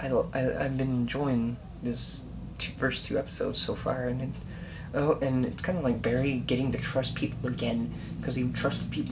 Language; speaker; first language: English; native; English